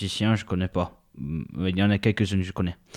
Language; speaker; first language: French; non-native, learner; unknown